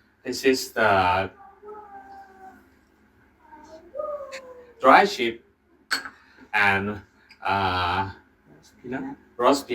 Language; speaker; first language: English; non-native, learner; Thai